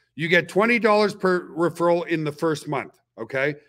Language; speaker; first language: English; native; English